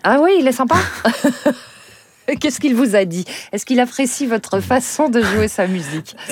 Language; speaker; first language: French; native; French